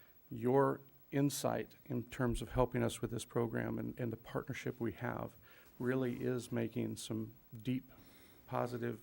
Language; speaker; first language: English; native; English